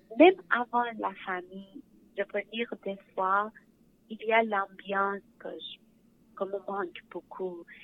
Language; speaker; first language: French; non-native, learner; Persian